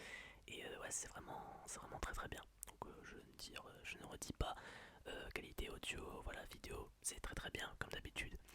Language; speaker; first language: French; native; French